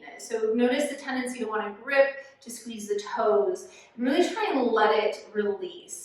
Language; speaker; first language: English; native; English